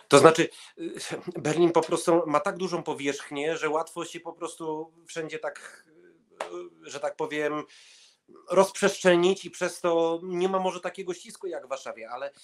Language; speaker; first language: Polish; early bilingual, heritage; Polish